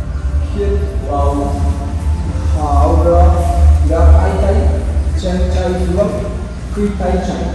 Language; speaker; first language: Vietnamese; non-native, learner; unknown